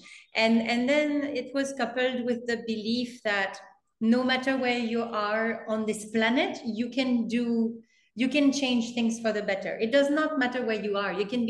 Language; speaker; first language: English; non-native, fluent; French